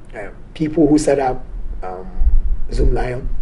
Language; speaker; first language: English; non-native, local second language; Akan